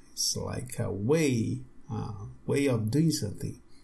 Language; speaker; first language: English; non-native, fluent; Portuguese